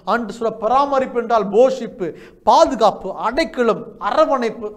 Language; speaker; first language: Tamil; native; Tamil